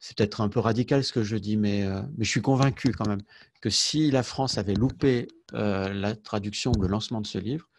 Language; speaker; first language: French; native; French